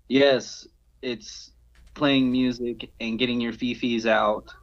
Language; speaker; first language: English; native; English